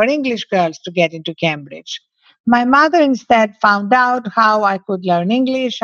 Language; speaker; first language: English; non-native, fluent; Greek